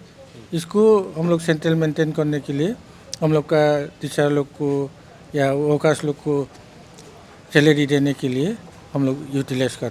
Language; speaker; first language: Hindi; non-native, local second language; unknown